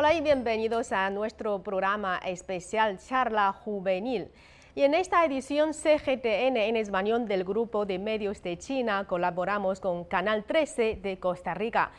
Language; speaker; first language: Spanish; non-native, fluent; Chinese